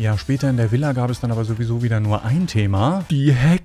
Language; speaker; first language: German; native; German